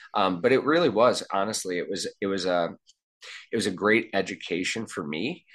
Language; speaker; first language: English; native; English